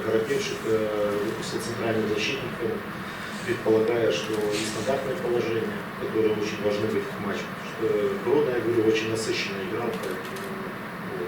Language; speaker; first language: Russian; native; Russian